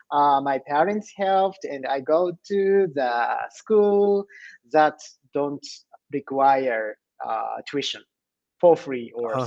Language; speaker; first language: English; non-native, learner; Japanese